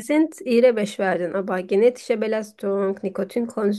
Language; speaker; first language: German; non-native, fluent; Turkish